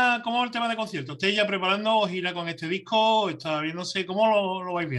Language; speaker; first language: Spanish; native; Spanish